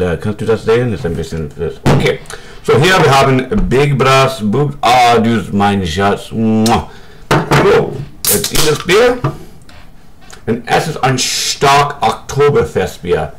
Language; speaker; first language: German; non-native, learner; English